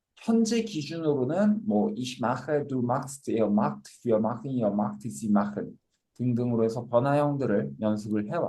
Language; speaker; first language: German; non-native, fluent; Korean